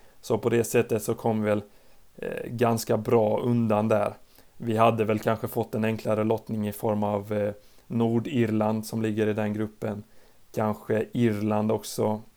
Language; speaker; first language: Swedish; native; Swedish